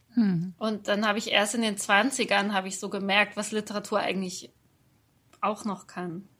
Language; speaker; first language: German; early bilingual, other home language; Persian